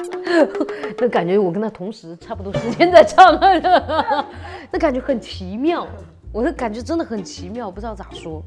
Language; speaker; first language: Chinese; native; Chinese